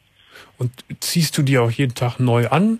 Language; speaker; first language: German; native; German